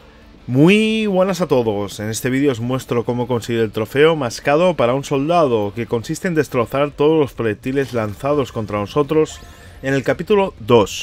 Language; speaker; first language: Spanish; native; Spanish